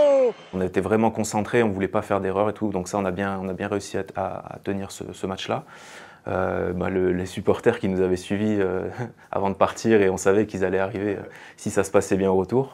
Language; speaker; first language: French; native; French